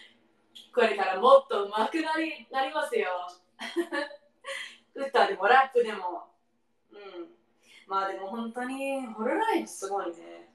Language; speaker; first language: Japanese; non-native, learner; English